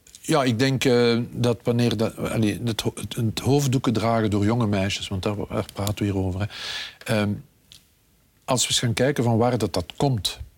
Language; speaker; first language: Dutch; native; Dutch